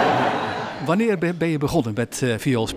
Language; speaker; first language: Dutch; native; Dutch